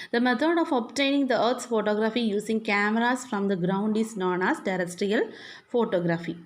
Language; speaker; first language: English; non-native, local second language; Malayalam